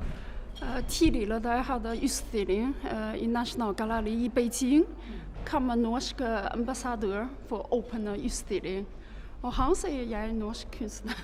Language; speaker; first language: Norwegian; non-native, learner; Chinese